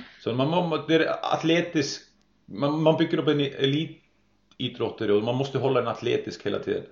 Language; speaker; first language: Swedish; non-native, fluent; Icelandic